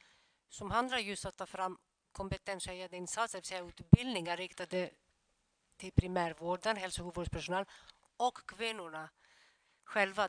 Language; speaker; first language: Swedish; non-native, fluent; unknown